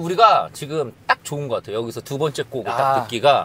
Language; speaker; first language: Korean; native; Korean